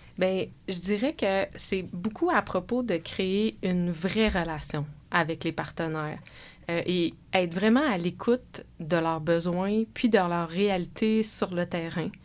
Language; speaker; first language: French; native; French